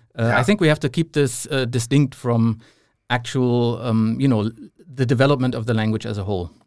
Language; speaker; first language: English; non-native, fluent; German